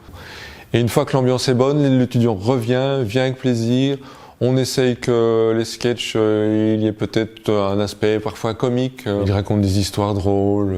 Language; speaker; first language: French; native; French